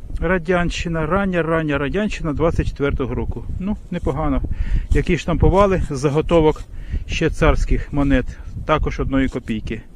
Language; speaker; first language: Ukrainian; non-native, local second language; Russian